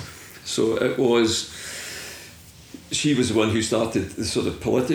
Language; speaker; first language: English; native; English